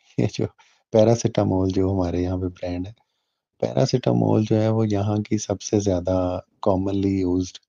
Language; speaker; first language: Urdu; native; Urdu